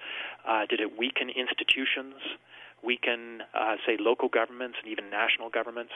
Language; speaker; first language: English; native; English